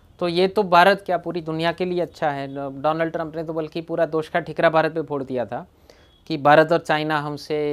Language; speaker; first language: Hindi; non-native, local second language; Gujarati